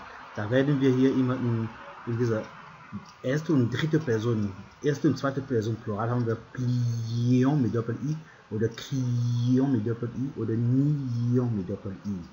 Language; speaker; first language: German; non-native, fluent; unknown